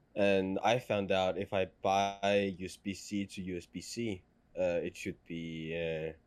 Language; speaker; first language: English; non-native, fluent; Danish